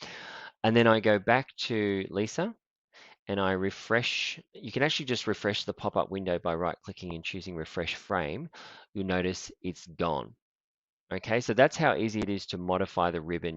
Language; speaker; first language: English; native; English